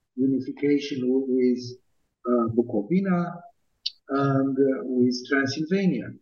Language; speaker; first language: English; non-native, fluent; Romanian